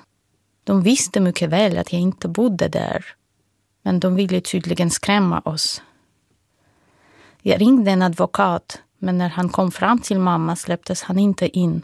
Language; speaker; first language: Swedish; non-native, fluent; Russian